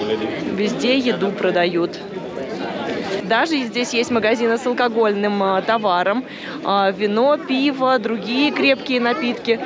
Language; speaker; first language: Russian; native; Russian